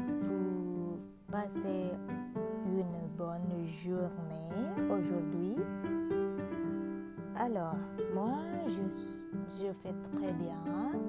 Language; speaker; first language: French; non-native, learner; Indonesian